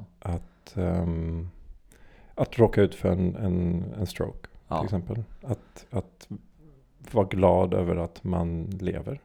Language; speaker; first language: Swedish; native; Swedish